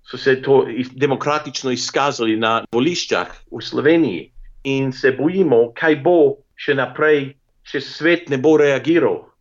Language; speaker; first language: Slovenian; early bilingual, heritage; Slovenian